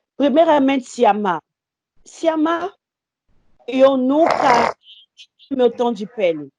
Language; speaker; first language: Portuguese; non-native, fluent; Lingala